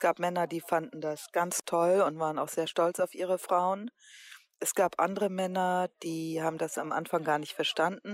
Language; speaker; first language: German; native; German